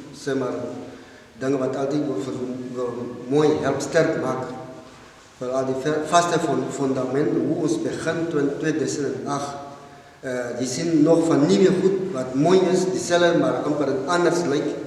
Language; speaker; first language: Afrikaans; non-native, local second language; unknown